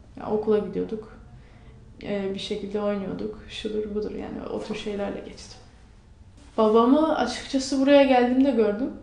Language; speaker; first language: Turkish; non-native, local second language; Kurdish